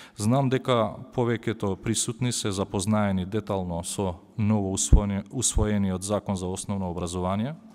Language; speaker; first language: Macedonian; native; Macedonian